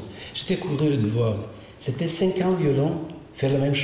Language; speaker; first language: French; non-native, fluent; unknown